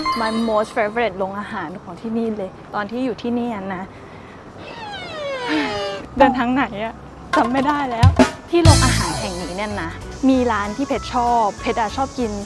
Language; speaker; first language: Thai; native; Thai